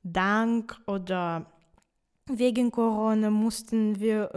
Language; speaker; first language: German; non-native, fluent; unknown